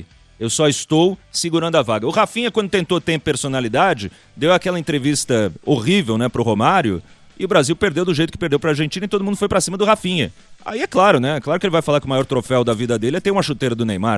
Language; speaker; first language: Portuguese; native; Portuguese